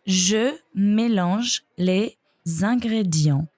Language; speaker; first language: French; non-native, learner; English